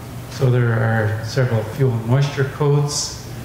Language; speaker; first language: English; native; English